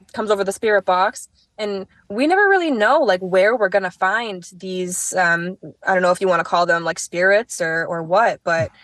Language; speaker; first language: English; native; English